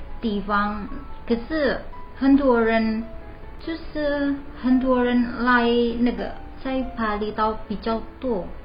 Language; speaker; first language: Chinese; non-native, learner; Indonesian